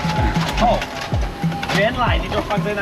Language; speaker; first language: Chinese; non-native, fluent; English